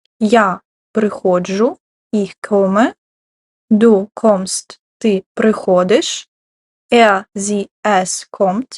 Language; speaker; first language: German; non-native, fluent; Ukrainian